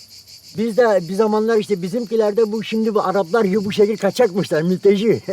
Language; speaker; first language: Turkish; native; Turkish